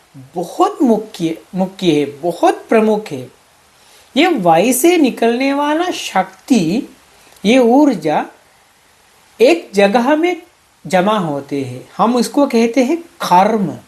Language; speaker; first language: Hindi; non-native, fluent; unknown